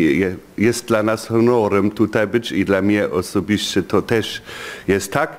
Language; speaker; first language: Polish; non-native, fluent; German